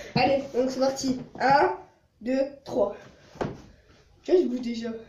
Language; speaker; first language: French; native; French